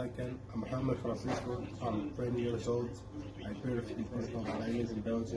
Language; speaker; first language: English; non-native, learner; Portuguese